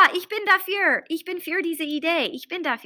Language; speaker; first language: German; non-native, fluent; English